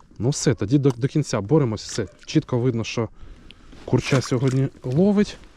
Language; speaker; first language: Ukrainian; native; Ukrainian